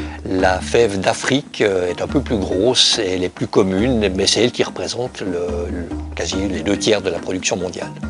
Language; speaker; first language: French; native; French